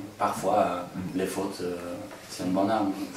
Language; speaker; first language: French; non-native, fluent; Portuguese